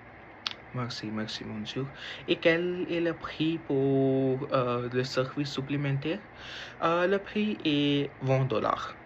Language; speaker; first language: French; non-native, learner; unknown